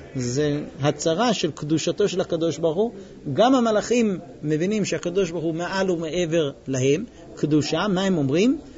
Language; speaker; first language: Hebrew; non-native, fluent; English